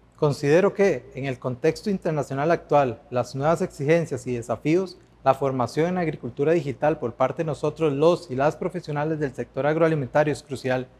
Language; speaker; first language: Spanish; native; Spanish